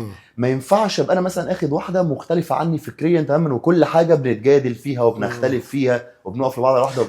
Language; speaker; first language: Arabic; native; Arabic